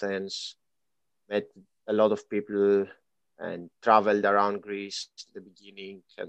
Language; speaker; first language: English; non-native, fluent; Greek